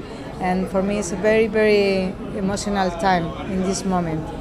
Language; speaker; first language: English; non-native, learner; Spanish